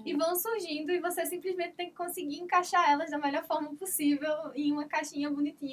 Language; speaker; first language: Portuguese; native; Portuguese